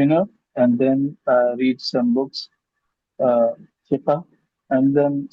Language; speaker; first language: English; non-native, learner; Hindi